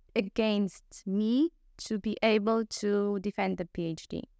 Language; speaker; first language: English; non-native, fluent; Polish